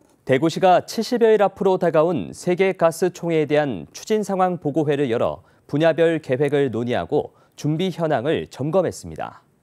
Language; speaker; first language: Korean; native; Korean